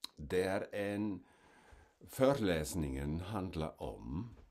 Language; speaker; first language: Swedish; non-native, fluent; German